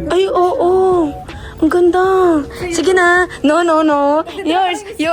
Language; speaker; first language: Filipino; native; Filipino